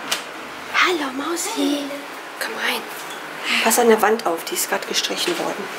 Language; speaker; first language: German; native; German